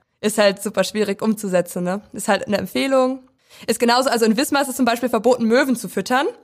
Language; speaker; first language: German; native; German